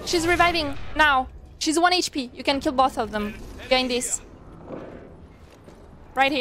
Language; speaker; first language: English; non-native, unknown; French